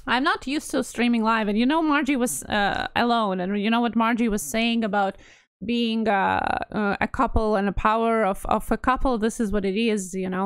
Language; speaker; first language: English; non-native, fluent; Latvian